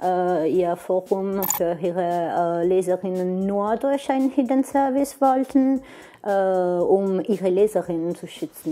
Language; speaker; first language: German; non-native, fluent; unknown